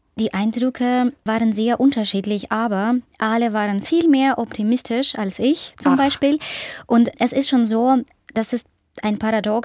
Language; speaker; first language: German; non-native, fluent; Ukrainian